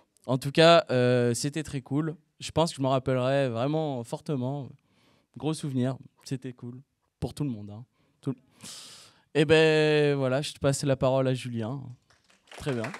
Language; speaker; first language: French; native; French